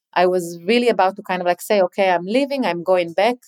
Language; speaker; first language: English; non-native, fluent; Hebrew